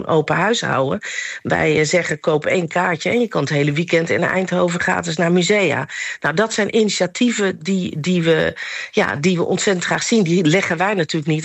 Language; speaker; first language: Dutch; non-native, fluent; Nepali